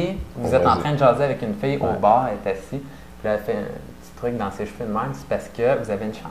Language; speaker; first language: French; native; French